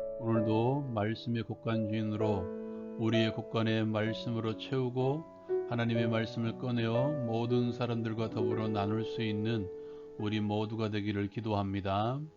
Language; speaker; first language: Korean; native; Korean